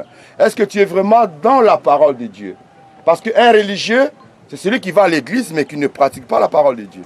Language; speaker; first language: French; non-native, local second language; Lingala